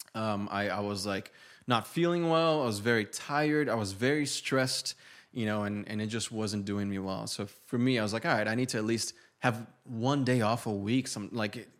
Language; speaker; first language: English; non-native, fluent; Portuguese